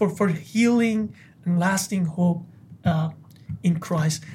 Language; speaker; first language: English; non-native, fluent; Persian